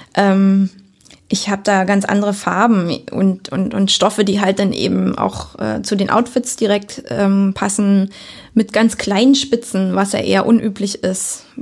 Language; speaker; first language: German; native; German